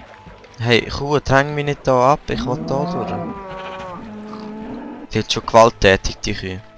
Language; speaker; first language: German; native; German